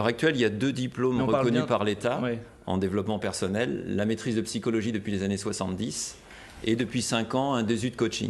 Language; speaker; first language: French; native; French